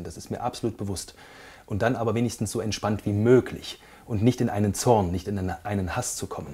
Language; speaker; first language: German; native; German